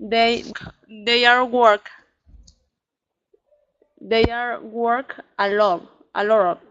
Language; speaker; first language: English; non-native, learner; Spanish